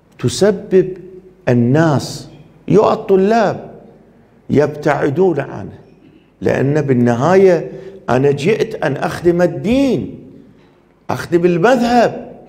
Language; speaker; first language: Arabic; non-native, fluent; Persian